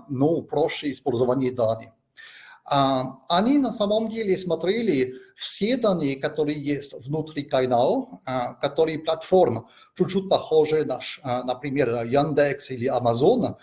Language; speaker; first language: Russian; non-native, fluent; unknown